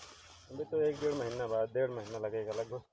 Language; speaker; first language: Hindi; native; Hindi